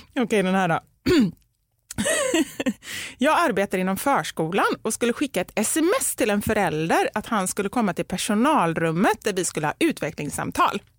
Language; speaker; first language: Swedish; native; Swedish